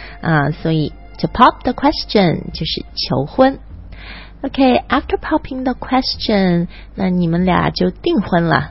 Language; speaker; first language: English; non-native, fluent; Chinese